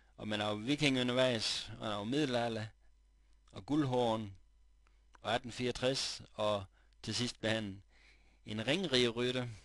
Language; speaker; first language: Danish; native; Danish